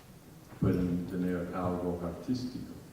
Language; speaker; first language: Spanish; non-native, fluent; English